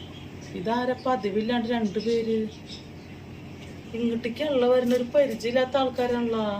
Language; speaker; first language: Malayalam; native; Malayalam